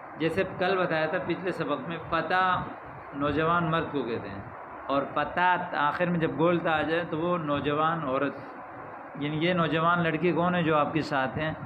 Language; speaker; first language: Urdu; native; Urdu